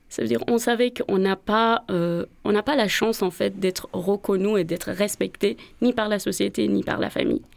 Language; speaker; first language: French; non-native, fluent; Persian